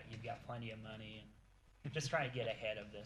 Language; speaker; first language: English; native; English